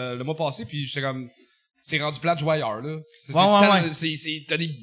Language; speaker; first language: French; native; French